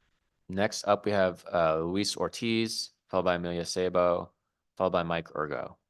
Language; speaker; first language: English; native; English